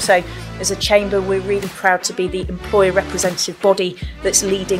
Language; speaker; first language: English; native; English